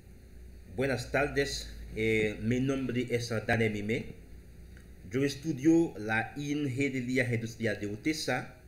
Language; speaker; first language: Spanish; non-native, learner; Haitian Creole